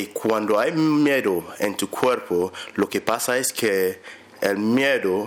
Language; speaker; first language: Spanish; non-native, learner; English